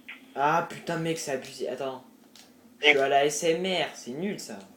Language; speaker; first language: French; native; French